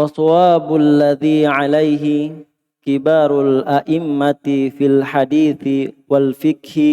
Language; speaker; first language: Arabic; non-native, learner; Indonesian